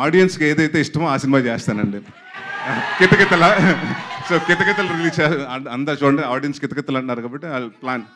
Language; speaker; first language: Telugu; native; Telugu